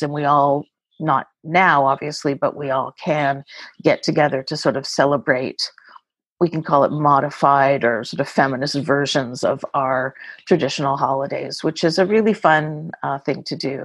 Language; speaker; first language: English; native; English